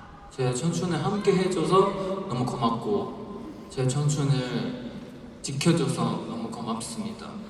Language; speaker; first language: Korean; non-native, fluent; Chinese